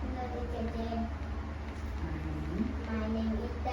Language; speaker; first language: English; non-native, learner; Vietnamese